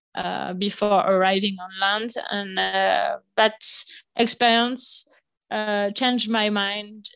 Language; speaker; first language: English; non-native, fluent; French